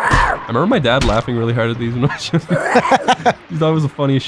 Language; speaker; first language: English; native; English